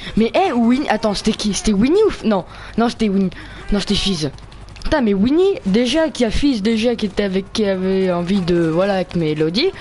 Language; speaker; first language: French; native; French